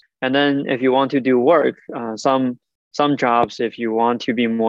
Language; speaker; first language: English; non-native, fluent; Chinese